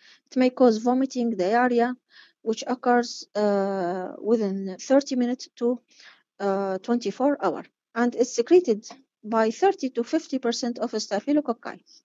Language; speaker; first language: English; non-native, fluent; Arabic